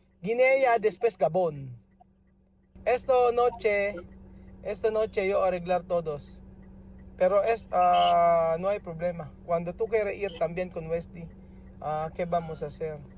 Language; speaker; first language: Spanish; non-native, learner; Filipino